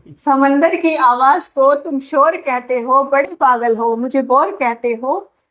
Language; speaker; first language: Hindi; native; Hindi